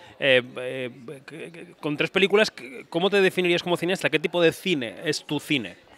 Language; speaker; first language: Spanish; native; Spanish